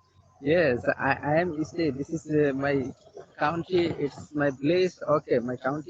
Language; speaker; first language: English; non-native, learner; Bangla